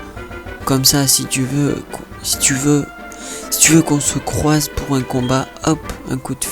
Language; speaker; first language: French; native; French